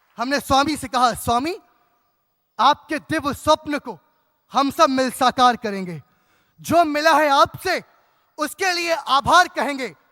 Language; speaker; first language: Hindi; native; Hindi